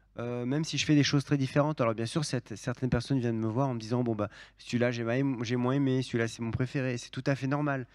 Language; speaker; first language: French; native; French